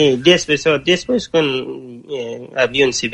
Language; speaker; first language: Spanish; non-native, learner; Persian